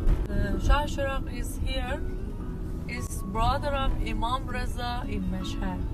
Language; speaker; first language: English; non-native, learner; Persian